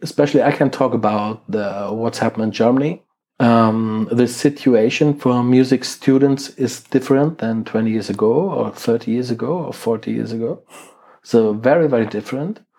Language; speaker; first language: English; non-native, fluent; German